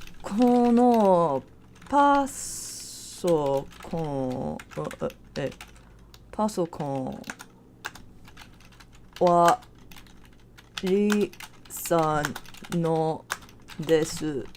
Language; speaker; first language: Japanese; non-native, learner; English